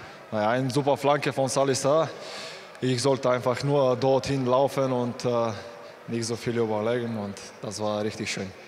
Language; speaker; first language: German; non-native, fluent; Bulgarian